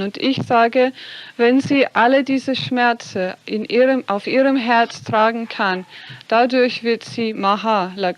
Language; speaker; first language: German; non-native, fluent; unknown